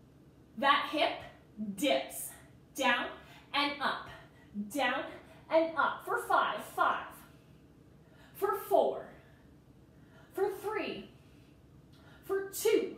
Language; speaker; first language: English; native; English